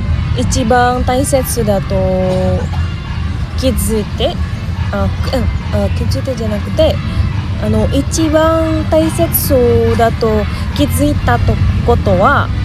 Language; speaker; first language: Japanese; non-native, learner; Indonesian